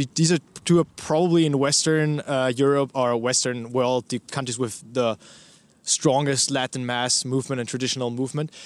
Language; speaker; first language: English; non-native, fluent; German